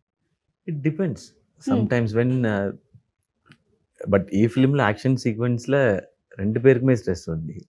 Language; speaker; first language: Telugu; non-native, learner; Tamil